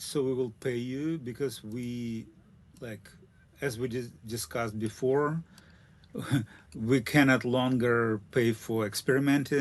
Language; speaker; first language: English; non-native, learner; Russian